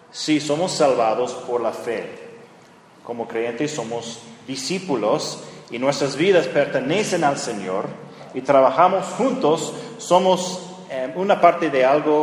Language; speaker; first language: Spanish; non-native, fluent; English